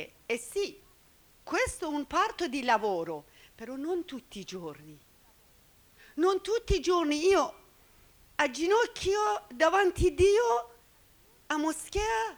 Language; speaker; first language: Italian; non-native, learner; Persian